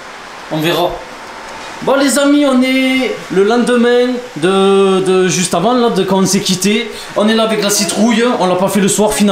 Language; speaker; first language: French; native; French